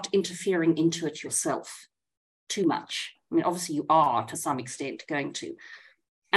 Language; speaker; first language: English; native; English